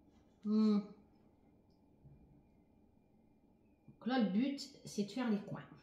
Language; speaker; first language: French; native; French